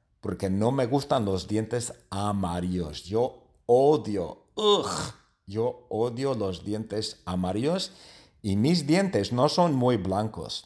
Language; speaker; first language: Spanish; non-native, learner; English